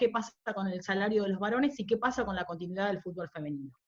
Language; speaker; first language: Spanish; native; Spanish